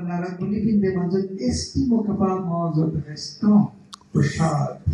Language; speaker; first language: French; non-native, local second language; Morisyen